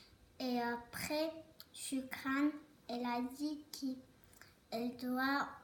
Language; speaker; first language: French; early bilingual, other home language; Turkish